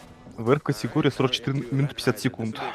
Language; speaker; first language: Russian; native; Russian